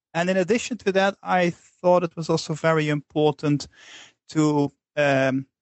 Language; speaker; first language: English; non-native, fluent; Dutch